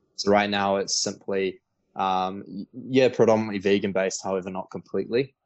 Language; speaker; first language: English; native; English